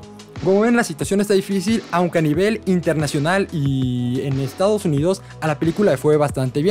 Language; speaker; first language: Spanish; native; Spanish